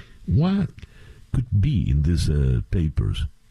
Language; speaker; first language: English; non-native, fluent; Spanish